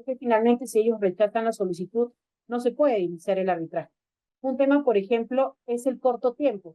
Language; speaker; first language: Spanish; native; Spanish